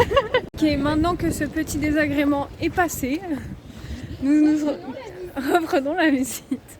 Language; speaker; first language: French; native; French